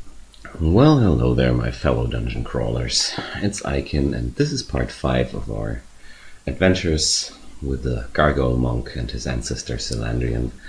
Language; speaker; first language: English; non-native, fluent; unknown